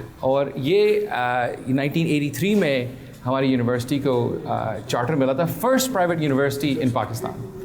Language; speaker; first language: Urdu; early bilingual, heritage; Urdu